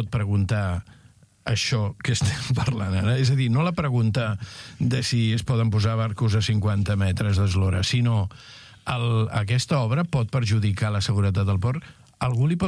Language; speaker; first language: Catalan; native; Catalan